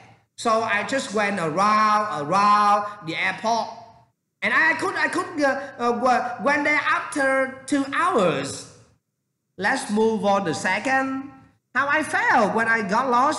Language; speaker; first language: English; non-native, learner; Vietnamese